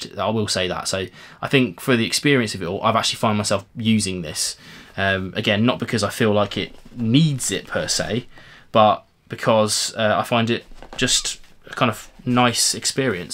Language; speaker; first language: English; native; English